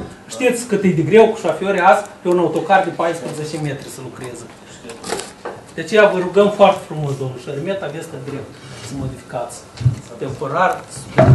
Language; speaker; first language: Romanian; native; Romanian